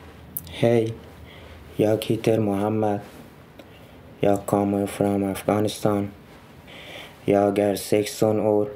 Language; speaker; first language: Swedish; non-native, learner; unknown